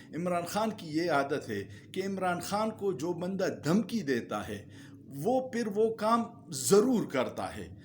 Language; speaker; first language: Urdu; non-native, local second language; Pashto